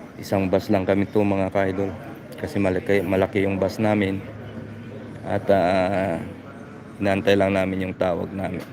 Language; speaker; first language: Filipino; non-native, local second language; Hiligaynon